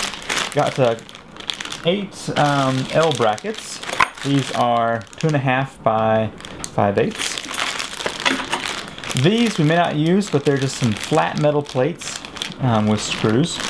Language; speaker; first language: English; native; English